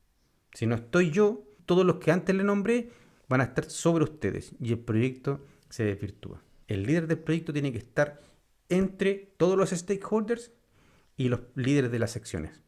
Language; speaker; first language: Spanish; native; Spanish